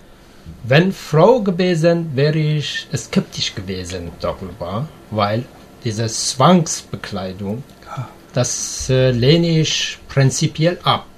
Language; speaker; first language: German; non-native, learner; Persian